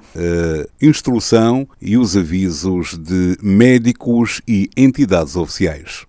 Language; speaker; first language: Portuguese; native; Portuguese